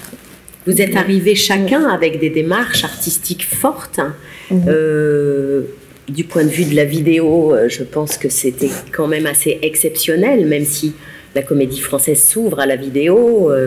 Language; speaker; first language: French; native; French